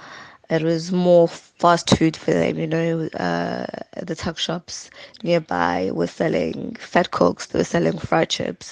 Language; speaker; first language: English; non-native, local second language; Zulu